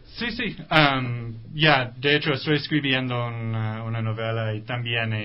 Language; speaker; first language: Spanish; non-native, fluent; English